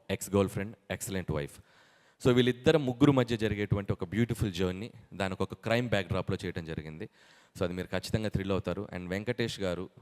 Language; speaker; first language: Telugu; native; Telugu